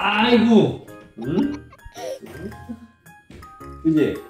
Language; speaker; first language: Korean; native; Korean